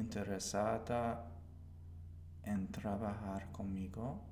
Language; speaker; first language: Spanish; non-native, learner; English